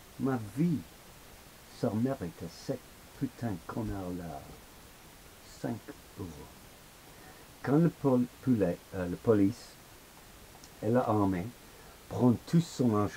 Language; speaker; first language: French; non-native, learner; English